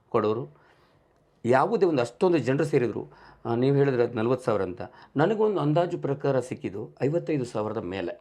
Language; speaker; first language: Kannada; non-native, local second language; Kodava